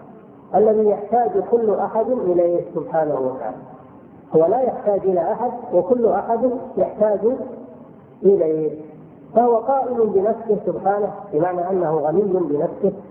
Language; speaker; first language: Arabic; native; Arabic